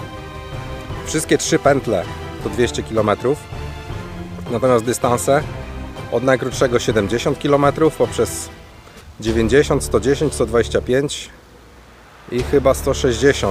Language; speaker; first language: Polish; native; Polish